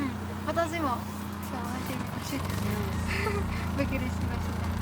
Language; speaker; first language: Japanese; non-native, fluent; Vietnamese